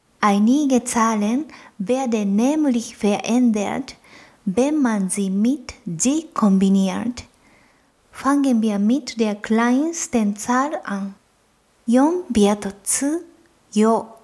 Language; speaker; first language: German; non-native, fluent; Japanese